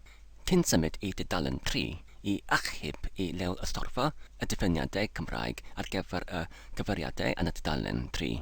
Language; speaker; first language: Welsh; non-native, learner; English